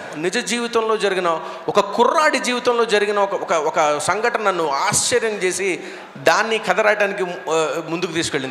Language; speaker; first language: Telugu; native; Telugu